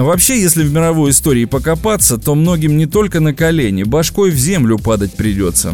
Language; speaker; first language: Russian; native; Russian